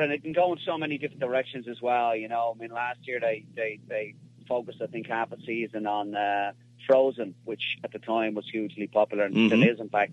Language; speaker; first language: English; native; English